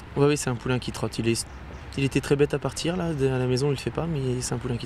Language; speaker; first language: French; native; French